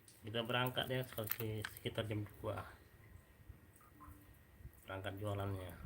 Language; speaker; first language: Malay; non-native, local second language; Minangkabau